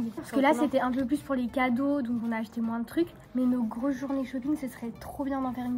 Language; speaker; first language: French; native; French